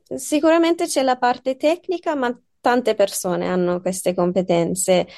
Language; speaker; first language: Italian; non-native, fluent; English